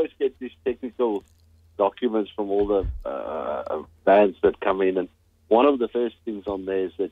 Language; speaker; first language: English; non-native, local second language; Afrikaans